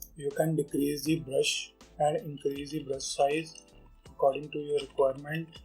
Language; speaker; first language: English; non-native, local second language; Hindi